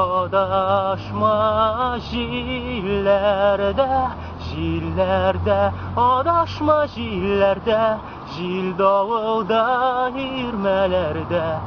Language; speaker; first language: Tatar; non-native, local second language; Russian